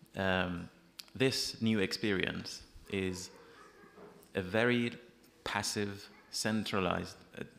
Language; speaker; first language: English; non-native, fluent; Persian